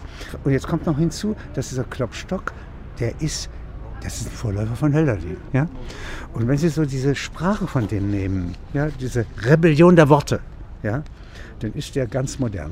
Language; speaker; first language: German; native; German